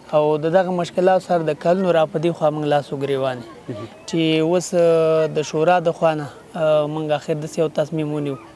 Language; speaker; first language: Pashto; non-native, local second language; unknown